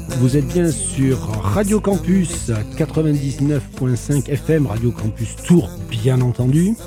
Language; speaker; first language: French; native; French